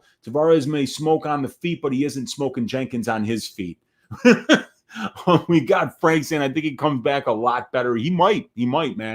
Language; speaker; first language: English; native; English